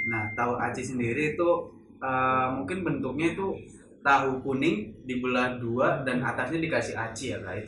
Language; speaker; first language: Indonesian; non-native, local second language; Javanese